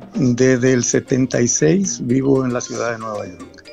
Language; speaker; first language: Spanish; native; Spanish